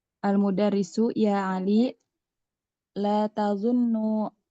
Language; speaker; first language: Arabic; non-native, learner; Indonesian